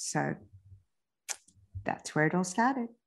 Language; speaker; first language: English; early bilingual, other home language; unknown